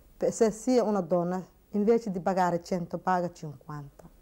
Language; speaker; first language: Italian; non-native, learner; Somali